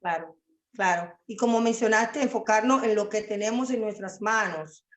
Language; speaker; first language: Spanish; native; Spanish